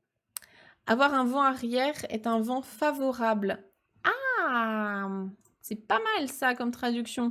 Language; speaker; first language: French; native; French